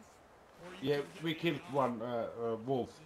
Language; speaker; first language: English; non-native, learner; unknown